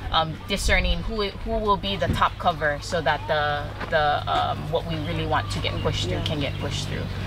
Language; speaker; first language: English; native; English